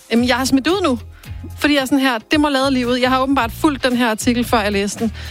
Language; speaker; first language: Danish; native; Danish